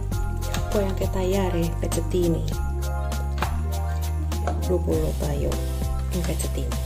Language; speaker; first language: Italian; non-native, learner; Indonesian